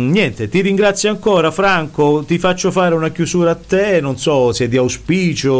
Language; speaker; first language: Italian; native; Italian